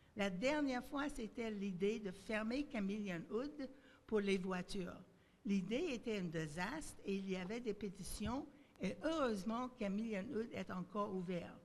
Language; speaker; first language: French; native; French